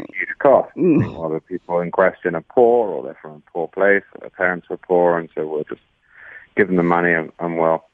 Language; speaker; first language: English; native; English